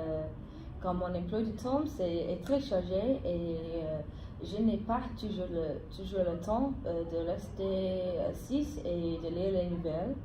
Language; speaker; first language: French; non-native, fluent; English